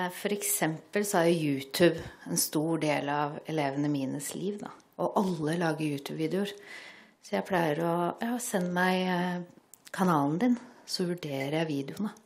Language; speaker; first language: Norwegian; early bilingual, other home language; Kurdish